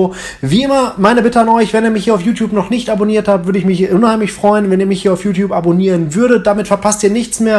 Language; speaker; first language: German; native; German